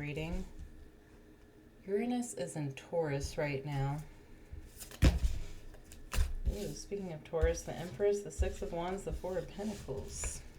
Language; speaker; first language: English; native; English